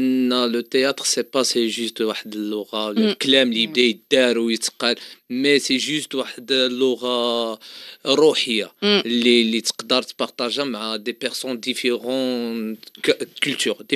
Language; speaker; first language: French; non-native, local second language; Arabic